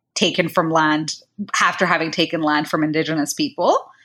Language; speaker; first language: English; non-native, local second language; Kinyarwanda